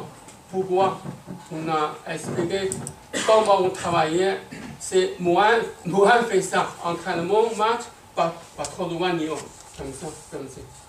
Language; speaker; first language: French; non-native, learner; Chinese